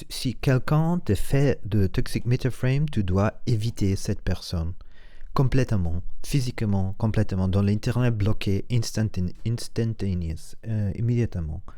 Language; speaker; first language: French; non-native, learner; Spanish